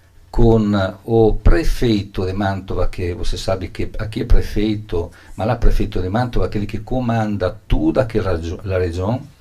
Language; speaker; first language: Portuguese; non-native, learner; Italian